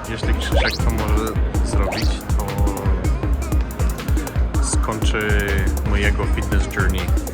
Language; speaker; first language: Polish; non-native, learner; Russian